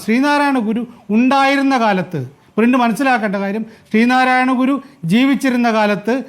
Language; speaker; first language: Malayalam; native; Malayalam